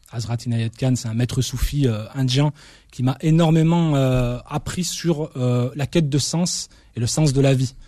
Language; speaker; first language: French; early bilingual, other home language; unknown